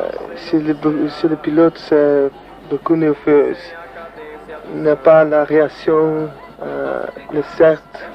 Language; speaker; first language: French; non-native, learner; Portuguese